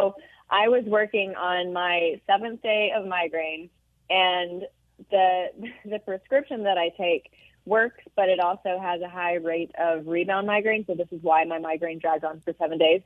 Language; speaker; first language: English; native; English